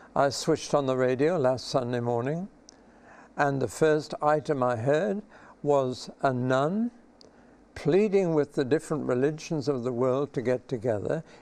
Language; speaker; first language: English; native; English